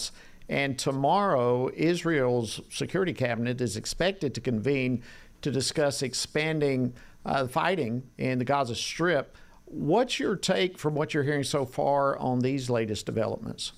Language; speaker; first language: English; native; English